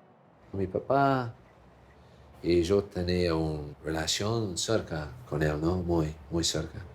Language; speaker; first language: Spanish; non-native, fluent; English